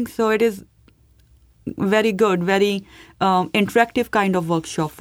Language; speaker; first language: English; non-native, local second language; Hindi